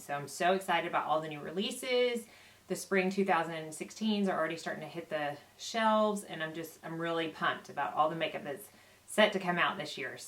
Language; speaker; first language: English; native; English